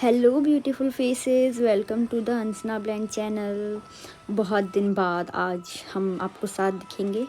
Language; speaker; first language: Hindi; native; Hindi